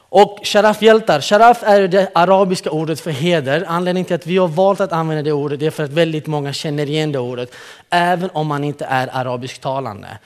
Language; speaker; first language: Swedish; early bilingual, other home language; Central Kurdish